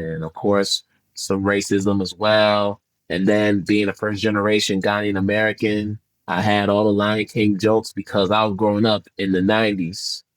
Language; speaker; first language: English; early bilingual, other home language; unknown